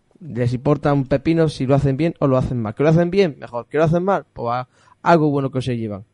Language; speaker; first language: Spanish; native; Spanish